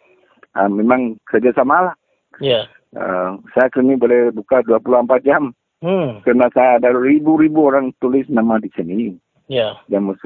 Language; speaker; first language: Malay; non-native, local second language; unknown